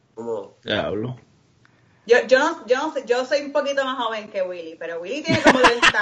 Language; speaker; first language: Spanish; native; Spanish